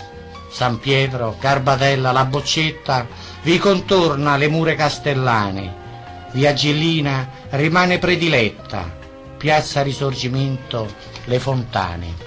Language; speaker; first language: Italian; native; Italian